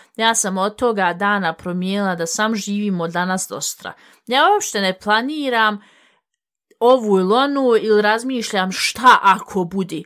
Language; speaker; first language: Bosnian; early bilingual, heritage; Bosnian